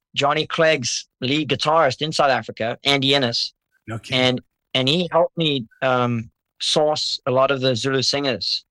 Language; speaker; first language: English; native; English